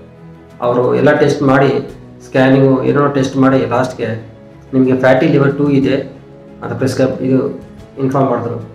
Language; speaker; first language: Kannada; non-native, local second language; Telugu